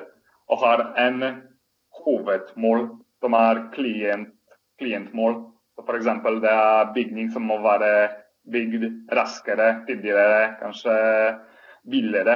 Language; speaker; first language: Swedish; non-native, fluent; Polish